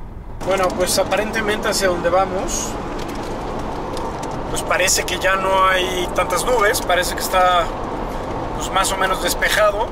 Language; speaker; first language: Spanish; native; Spanish